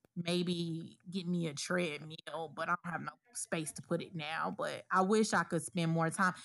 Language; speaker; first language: English; native; English